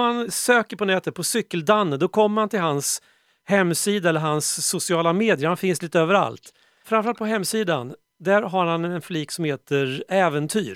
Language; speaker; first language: Swedish; native; Swedish